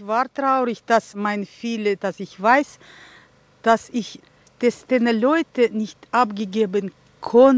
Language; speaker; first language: German; early bilingual, heritage; German